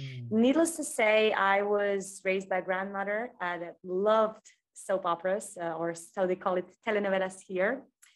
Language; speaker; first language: English; non-native, fluent; Croatian